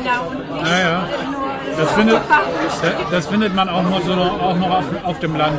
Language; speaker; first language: German; non-native, fluent; Spanish